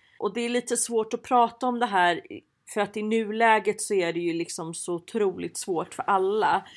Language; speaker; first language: Swedish; native; Swedish